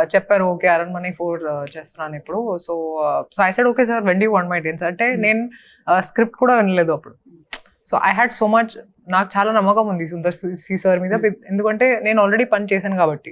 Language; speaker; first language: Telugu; non-native, fluent; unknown